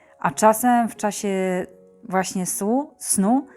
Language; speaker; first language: Polish; native; Polish